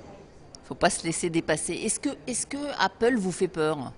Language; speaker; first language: French; native; French